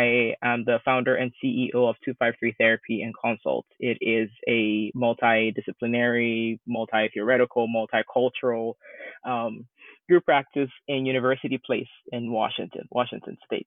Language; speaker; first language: English; non-native, local second language; Akan